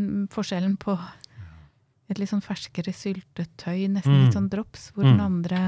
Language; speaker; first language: Norwegian; native; Norwegian